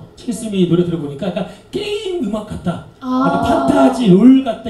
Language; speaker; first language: Korean; native; Korean